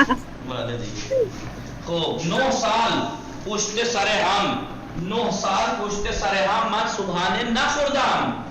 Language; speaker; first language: Persian; non-native, fluent; Urdu